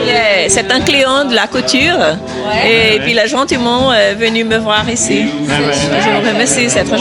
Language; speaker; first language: French; non-native, fluent; Portuguese